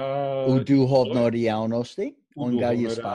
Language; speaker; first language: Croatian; non-native, fluent; English